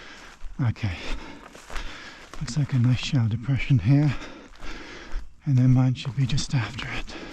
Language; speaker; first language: English; native; English